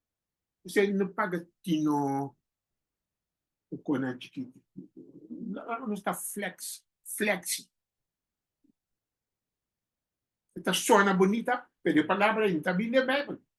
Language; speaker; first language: Portuguese; non-native, learner; Papiamento